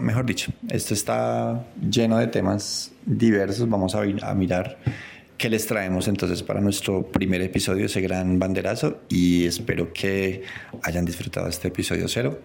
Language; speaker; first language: Spanish; native; Spanish